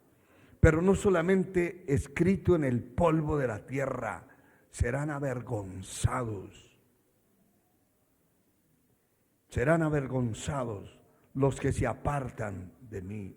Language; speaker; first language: Spanish; native; Spanish